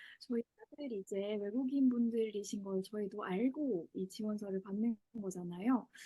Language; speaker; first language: Korean; native; Korean